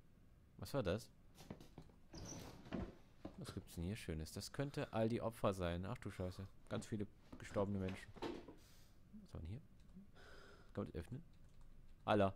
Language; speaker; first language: German; native; German